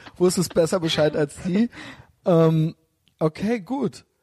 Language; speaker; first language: German; native; German